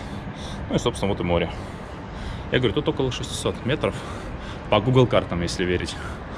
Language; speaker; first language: Russian; native; Russian